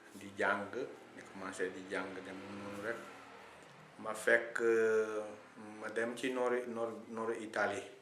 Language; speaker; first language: Wolof; non-native, fluent; Italian